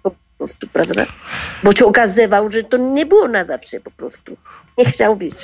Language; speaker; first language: Polish; non-native, learner; Spanish